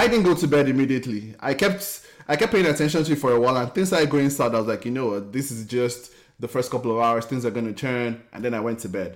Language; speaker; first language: English; non-native, local second language; Yoruba